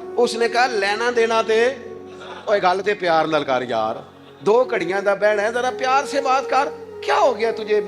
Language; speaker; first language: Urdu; non-native, local second language; Punjabi